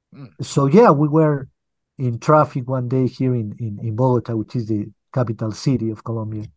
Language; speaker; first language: English; early bilingual, other home language; Spanish